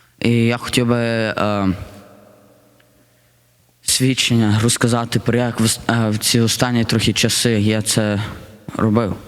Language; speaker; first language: Ukrainian; early bilingual, heritage; Ukrainian